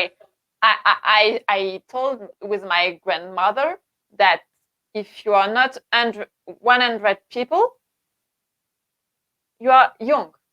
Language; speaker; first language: English; non-native, learner; French